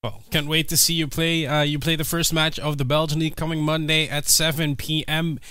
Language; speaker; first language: English; non-native, fluent; Dutch